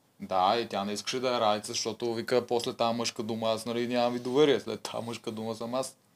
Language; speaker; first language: Bulgarian; native; Bulgarian